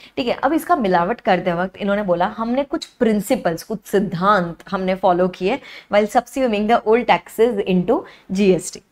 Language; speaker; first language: Hindi; native; Hindi